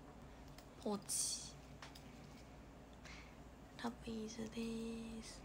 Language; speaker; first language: Japanese; native; Japanese